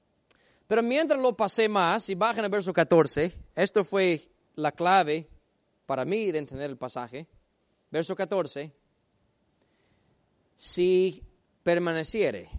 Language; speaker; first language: Spanish; native; Spanish